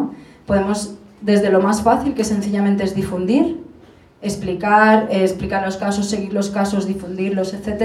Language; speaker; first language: Spanish; native; Spanish